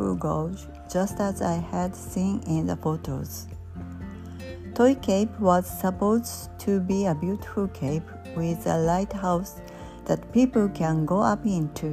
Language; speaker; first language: English; non-native, fluent; Japanese